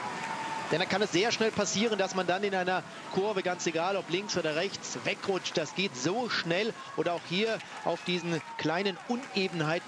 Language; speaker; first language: German; native; German